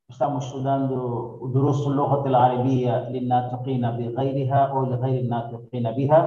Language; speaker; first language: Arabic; non-native, fluent; Portuguese